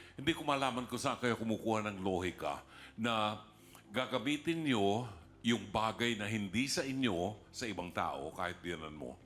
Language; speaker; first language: Filipino; native; Filipino